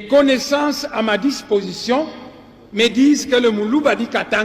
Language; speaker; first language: French; non-native, local second language; Kongo